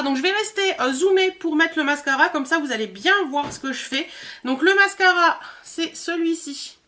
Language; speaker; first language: French; native; French